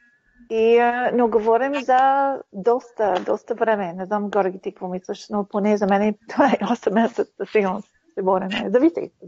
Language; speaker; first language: Bulgarian; early bilingual, heritage; Bulgarian